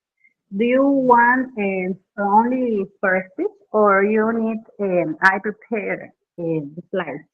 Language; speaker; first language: English; non-native, fluent; Spanish